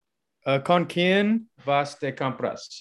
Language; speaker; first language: Spanish; non-native, learner; English